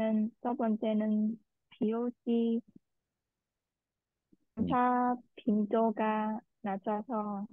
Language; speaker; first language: Korean; non-native, learner; Vietnamese